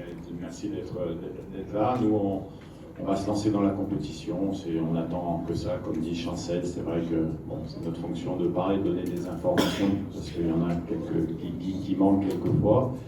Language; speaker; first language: French; native; French